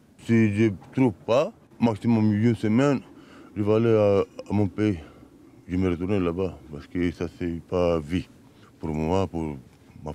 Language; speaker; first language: French; non-native, learner; Bulgarian